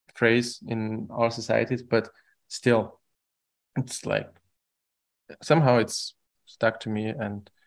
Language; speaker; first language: English; non-native, fluent; Russian